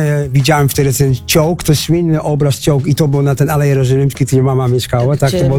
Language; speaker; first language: Polish; non-native, fluent; Dutch